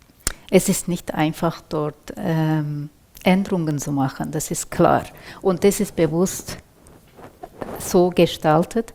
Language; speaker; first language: German; non-native, fluent; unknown